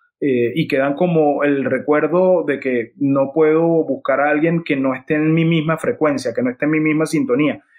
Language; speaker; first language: Spanish; native; Spanish